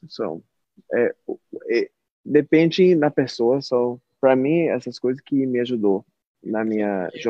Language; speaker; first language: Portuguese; early bilingual, heritage; Portuguese